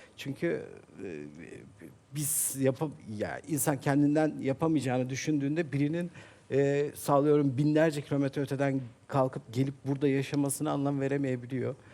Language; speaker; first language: Turkish; native; Turkish